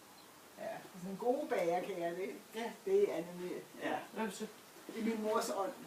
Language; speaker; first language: Danish; native; Danish